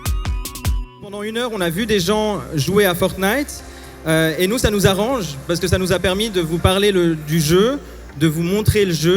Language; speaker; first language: French; native; French